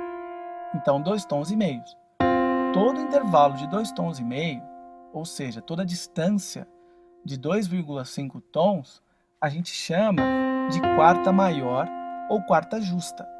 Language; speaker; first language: Portuguese; native; Portuguese